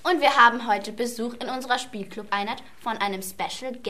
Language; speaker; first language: German; native; German